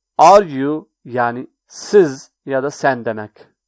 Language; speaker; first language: Turkish; non-native, learner; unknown